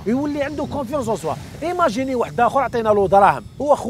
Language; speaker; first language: Arabic; native; Arabic